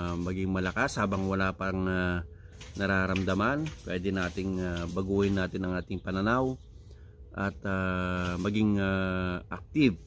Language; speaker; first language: Filipino; non-native, local second language; Iloko